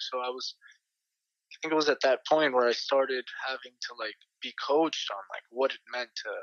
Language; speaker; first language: English; native; English